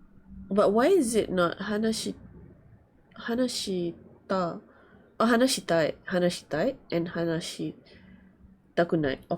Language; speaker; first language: Japanese; non-native, learner; English